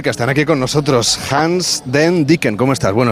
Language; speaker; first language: Spanish; native; Spanish